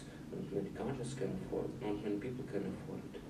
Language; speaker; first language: English; non-native, learner; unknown